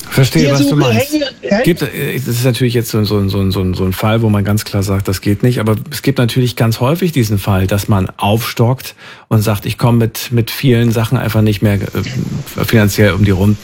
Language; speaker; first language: German; native; German